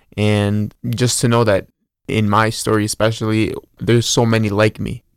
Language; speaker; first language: English; early bilingual, other home language; Spanish